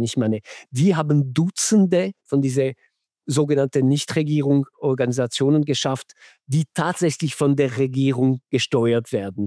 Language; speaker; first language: German; non-native, fluent; French